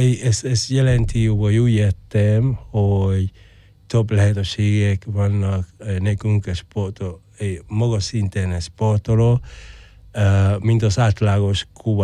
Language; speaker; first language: Hungarian; non-native, fluent; Spanish